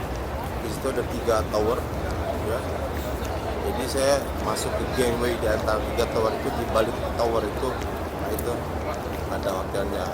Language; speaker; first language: Indonesian; native; Indonesian